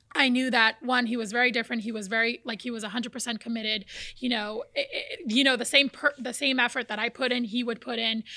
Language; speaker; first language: English; early bilingual, other home language; Portuguese